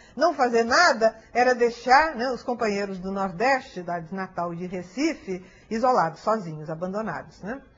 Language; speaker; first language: Portuguese; early bilingual, other home language; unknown